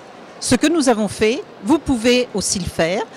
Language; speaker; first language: French; native; French